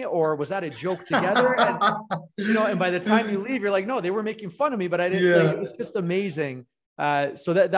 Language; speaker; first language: English; native; English